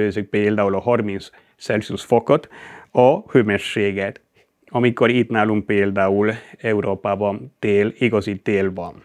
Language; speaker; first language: Hungarian; non-native, fluent; Spanish